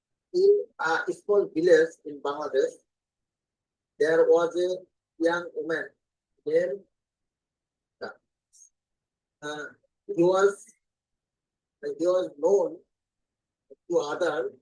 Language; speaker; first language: English; non-native, learner; Bangla